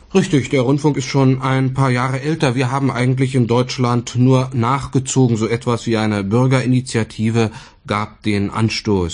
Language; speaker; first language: German; native; German